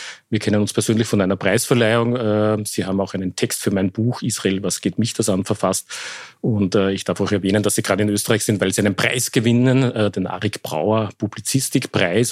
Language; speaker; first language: German; native; German